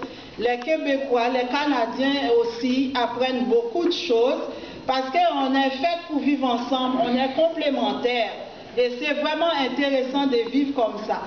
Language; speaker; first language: French; non-native, local second language; Haitian Creole